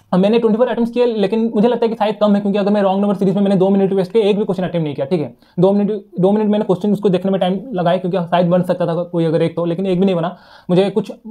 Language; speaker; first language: Hindi; non-native, local second language; Odia